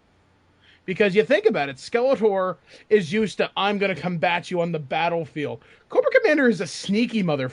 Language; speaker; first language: English; native; English